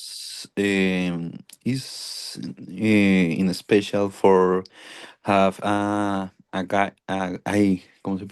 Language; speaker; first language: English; non-native, learner; Spanish